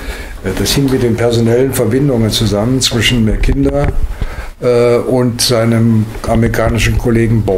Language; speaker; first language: German; native; German